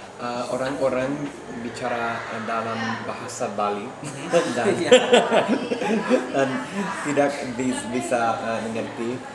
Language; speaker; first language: Indonesian; non-native, learner; English